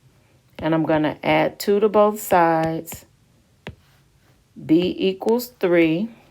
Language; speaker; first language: English; native; English